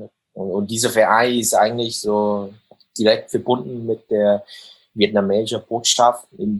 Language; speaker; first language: German; non-native, fluent; Vietnamese